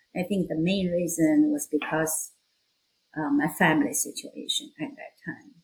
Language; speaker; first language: English; non-native, fluent; Chinese